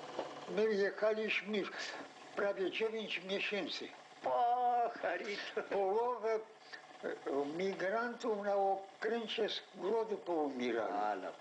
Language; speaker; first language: Polish; early bilingual, heritage; Polish